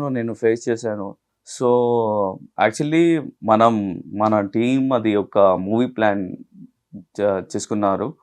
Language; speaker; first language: Telugu; non-native, learner; Hindi